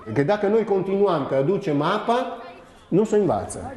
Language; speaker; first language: Romanian; non-native, fluent; Italian